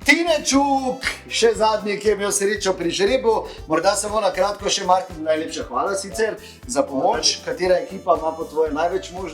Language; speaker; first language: Slovenian; native; Slovenian